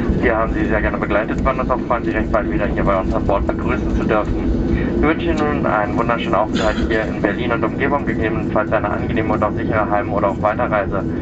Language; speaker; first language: German; native; German